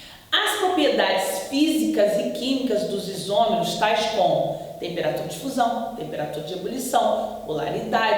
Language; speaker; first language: Portuguese; native; Portuguese